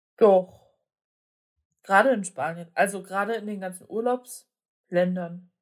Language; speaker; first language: German; early bilingual, other home language; Polish